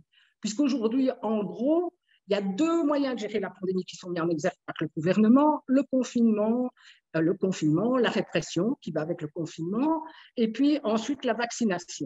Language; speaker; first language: French; native; French